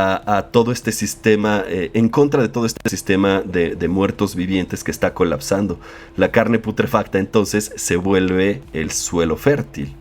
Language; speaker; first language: Spanish; native; Spanish